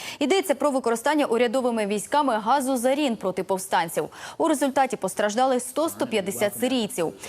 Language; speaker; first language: Ukrainian; native; Ukrainian